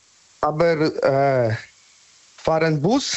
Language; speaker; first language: German; non-native, learner; Polish